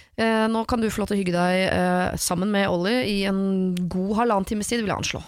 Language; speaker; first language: Norwegian; native; Norwegian